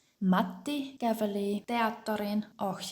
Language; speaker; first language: Finnish; non-native, fluent; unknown